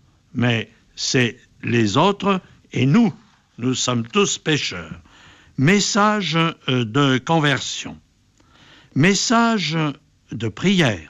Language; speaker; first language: French; native; French